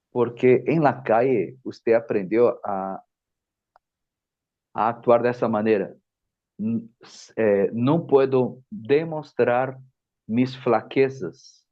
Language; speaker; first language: Spanish; non-native, fluent; Portuguese